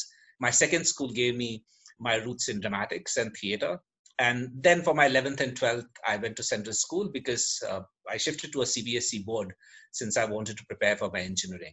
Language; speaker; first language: English; native; English